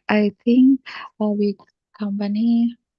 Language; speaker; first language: English; non-native, learner; Indonesian